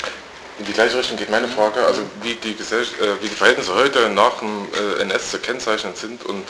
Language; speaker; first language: German; native; German